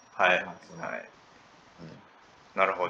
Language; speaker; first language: Japanese; non-native, learner; English